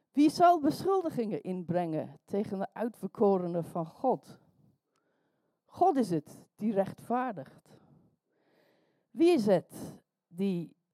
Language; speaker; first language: Dutch; non-native, fluent; English